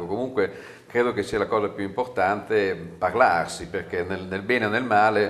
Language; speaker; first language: Italian; native; Italian